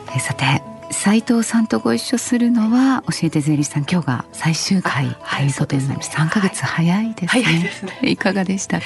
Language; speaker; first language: Japanese; native; Japanese